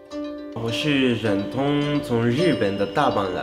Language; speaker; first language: Chinese; non-native, fluent; Japanese